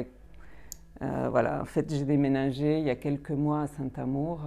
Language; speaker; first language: French; native; French